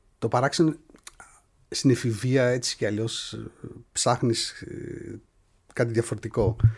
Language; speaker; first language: Greek; early bilingual, heritage; Greek